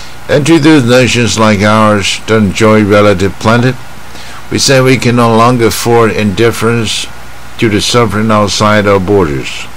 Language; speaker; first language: English; non-native, fluent; Chinese